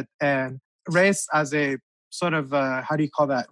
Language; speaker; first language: English; non-native, local second language; French